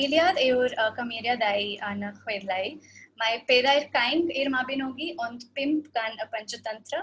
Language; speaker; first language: Welsh; non-native, fluent; Hindi